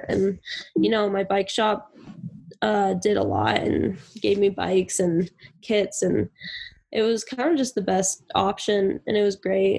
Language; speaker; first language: English; native; English